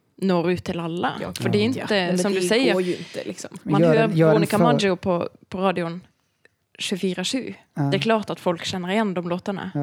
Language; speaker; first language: Swedish; non-native, fluent; Norwegian